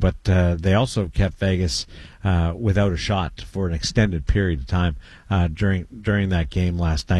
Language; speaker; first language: English; native; English